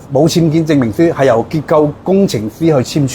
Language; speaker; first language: Cantonese; native; Cantonese